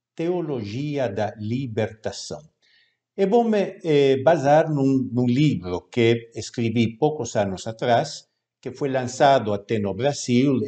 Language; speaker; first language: Portuguese; non-native, fluent; Spanish